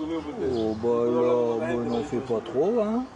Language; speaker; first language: French; native; French